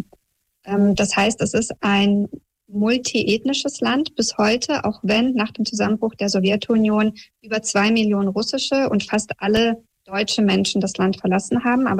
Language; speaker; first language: German; early bilingual, other home language; Russian